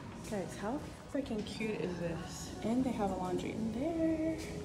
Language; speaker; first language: English; early bilingual, other home language; Spanish